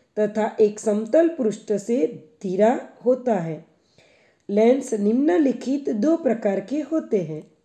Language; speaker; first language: Hindi; non-native, local second language; Gujarati